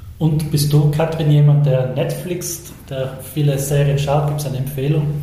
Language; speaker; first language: German; native; German